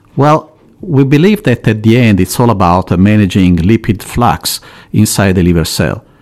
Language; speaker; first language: English; non-native, fluent; Italian